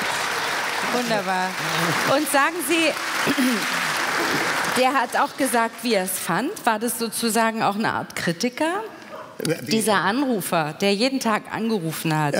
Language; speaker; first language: German; native; German